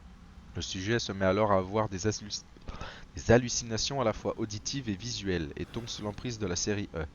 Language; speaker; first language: French; native; French